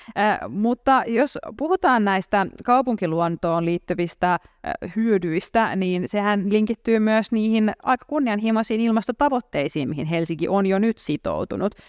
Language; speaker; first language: Finnish; native; Finnish